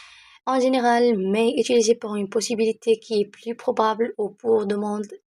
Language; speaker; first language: French; non-native, local second language; Arabic